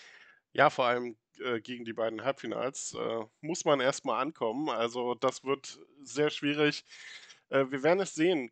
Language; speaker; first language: German; native; German